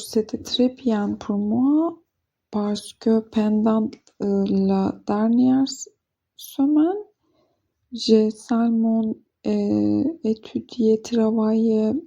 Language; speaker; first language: French; non-native, learner; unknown